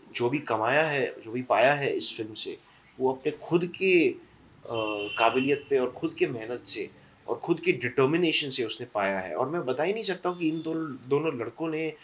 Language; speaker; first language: Hindi; non-native, local second language; English